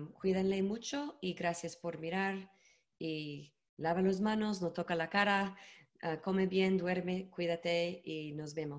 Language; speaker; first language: Spanish; non-native, learner; English